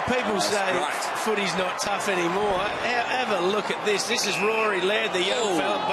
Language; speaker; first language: English; native; English